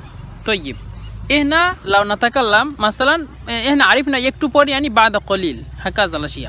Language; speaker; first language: Arabic; non-native, fluent; Bangla